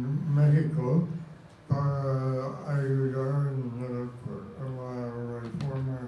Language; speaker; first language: Spanish; non-native, fluent; English